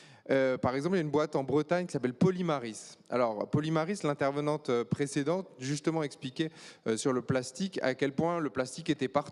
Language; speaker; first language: French; native; French